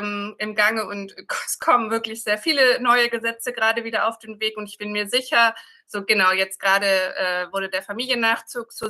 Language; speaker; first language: German; native; German